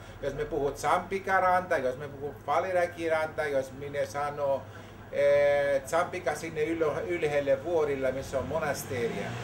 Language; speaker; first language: Finnish; non-native, learner; Greek